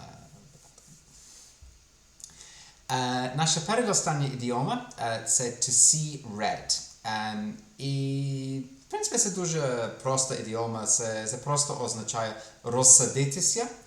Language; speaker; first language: Ukrainian; non-native, fluent; English